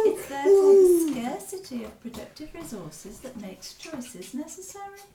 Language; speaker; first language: English; native; English